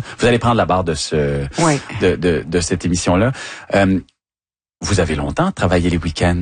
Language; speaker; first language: French; native; French